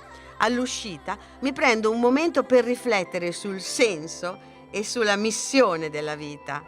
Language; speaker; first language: Italian; native; Italian